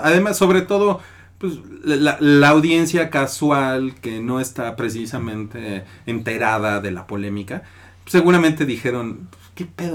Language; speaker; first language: Spanish; native; Spanish